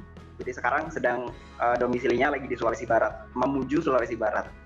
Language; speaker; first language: Indonesian; non-native, local second language; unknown